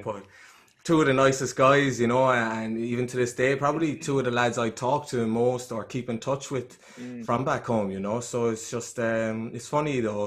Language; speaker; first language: English; native; English